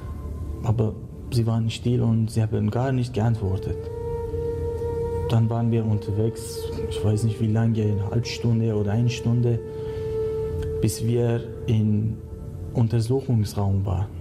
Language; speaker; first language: German; non-native, learner; Persian